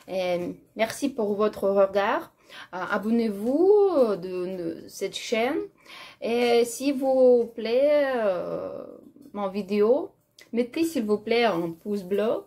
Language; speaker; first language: French; non-native, learner; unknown